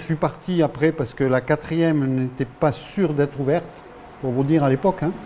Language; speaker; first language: French; native; French